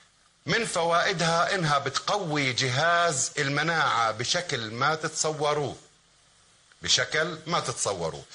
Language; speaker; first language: Arabic; native; Arabic